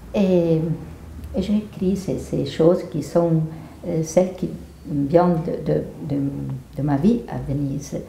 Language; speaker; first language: French; non-native, fluent; Italian